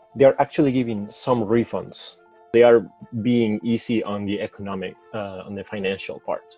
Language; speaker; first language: English; non-native, fluent; Spanish